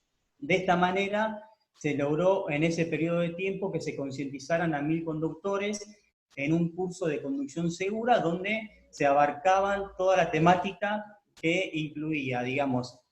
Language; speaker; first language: Spanish; native; Spanish